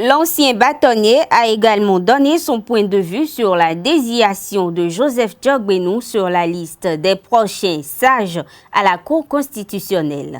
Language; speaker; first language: French; native; French